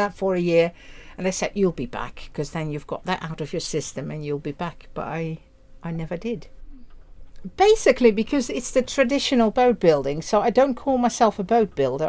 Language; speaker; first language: English; non-native, fluent; Dutch